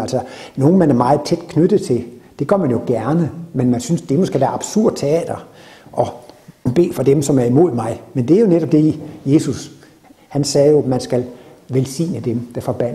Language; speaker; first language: Danish; native; Danish